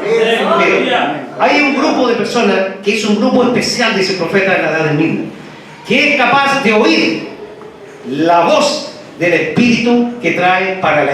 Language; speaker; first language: Spanish; native; Spanish